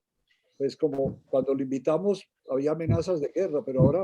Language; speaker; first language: Spanish; native; Spanish